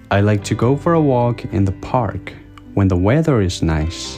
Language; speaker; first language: English; non-native, fluent; Burmese